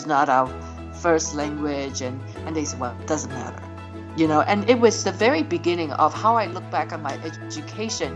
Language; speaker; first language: English; non-native, local second language; Cantonese